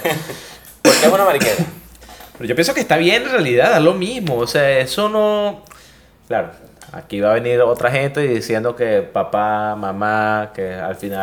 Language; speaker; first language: Spanish; native; Spanish